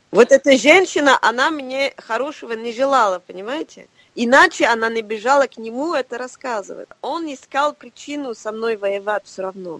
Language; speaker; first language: Russian; non-native, fluent; French